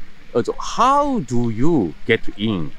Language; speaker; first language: English; non-native, learner; Japanese